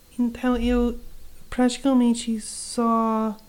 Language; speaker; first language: Portuguese; non-native, learner; English